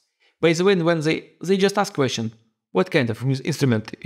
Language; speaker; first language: English; non-native, fluent; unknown